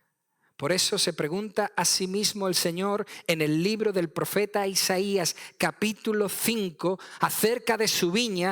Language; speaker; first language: Spanish; native; Spanish